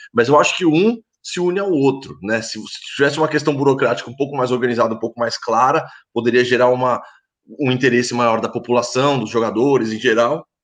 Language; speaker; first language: Portuguese; native; Portuguese